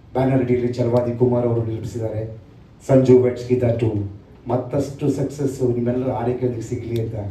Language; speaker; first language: Kannada; native; Kannada